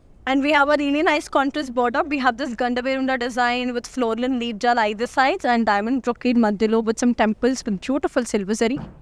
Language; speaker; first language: English; non-native, local second language; Telugu